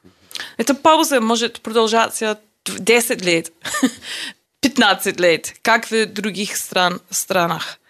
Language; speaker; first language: Russian; non-native, learner; English